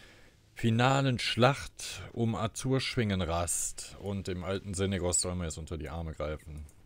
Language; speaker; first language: German; native; German